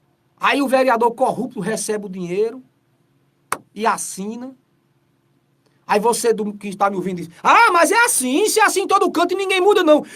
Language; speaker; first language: Portuguese; native; Portuguese